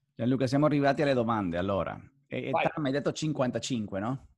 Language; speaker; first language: Italian; non-native, fluent; Spanish